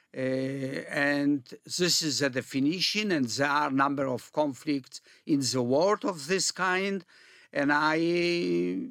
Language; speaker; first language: English; early bilingual, other home language; Polish